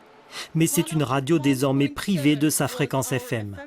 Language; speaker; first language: French; native; French